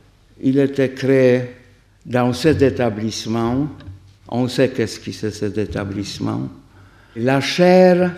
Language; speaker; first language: French; non-native, fluent; Polish